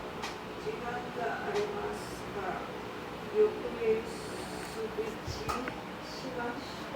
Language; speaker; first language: Japanese; non-native, learner; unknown